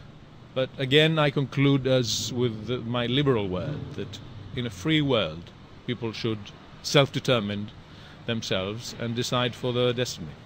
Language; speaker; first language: English; non-native, fluent; Greek